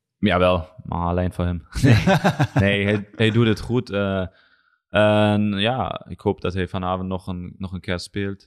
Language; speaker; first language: Dutch; non-native, learner; German